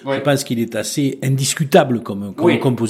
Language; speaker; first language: French; native; French